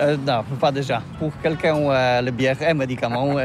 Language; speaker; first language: French; non-native, learner; Polish